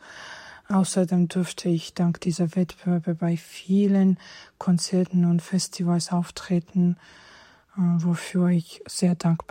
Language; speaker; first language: German; non-native, fluent; Georgian